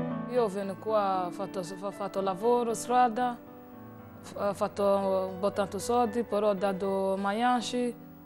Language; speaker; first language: Italian; non-native, learner; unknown